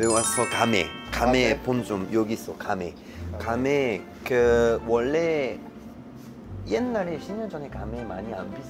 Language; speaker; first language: Korean; non-native, learner; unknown